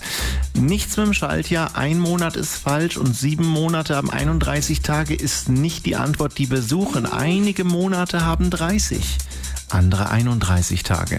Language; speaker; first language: German; native; German